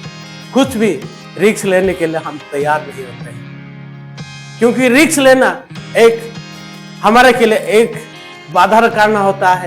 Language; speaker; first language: Hindi; non-native, local second language; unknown